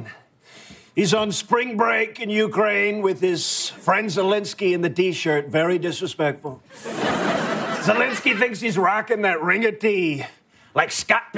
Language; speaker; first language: English; native; English